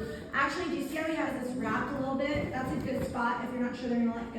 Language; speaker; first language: English; native; English